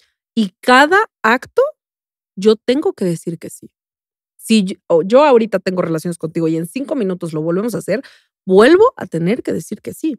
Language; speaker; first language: Spanish; native; Spanish